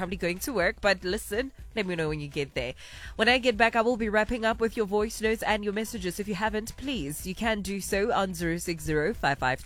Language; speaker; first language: English; non-native, local second language; Venda